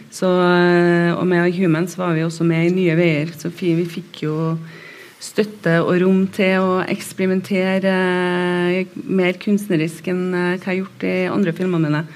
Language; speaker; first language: Norwegian; native; Norwegian